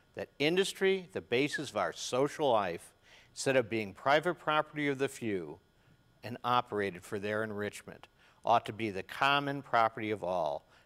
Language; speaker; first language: English; native; English